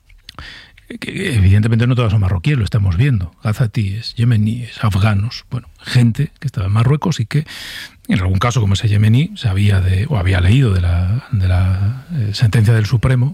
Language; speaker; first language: Spanish; native; Spanish